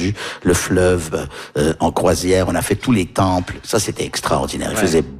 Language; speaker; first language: French; early bilingual, other home language; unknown